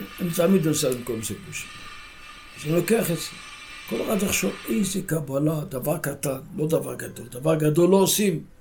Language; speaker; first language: Hebrew; non-native, local second language; Yiddish